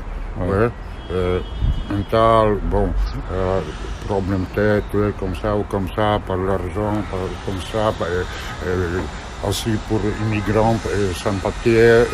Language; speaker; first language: French; non-native, learner; Polish